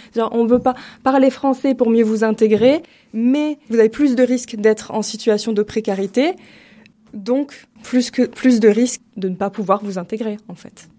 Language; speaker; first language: French; native; French